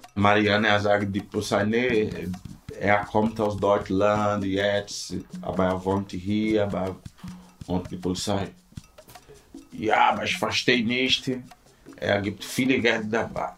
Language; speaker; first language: German; non-native, learner; Portuguese